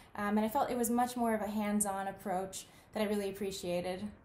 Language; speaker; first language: English; native; English